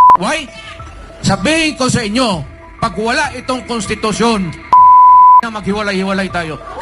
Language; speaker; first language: Filipino; non-native, local second language; Cebuano